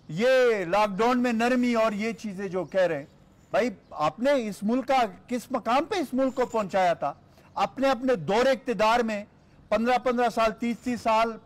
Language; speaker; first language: Urdu; non-native, local second language; Pashto